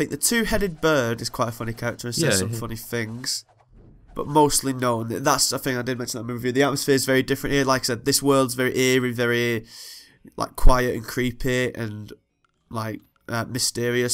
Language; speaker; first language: English; native; English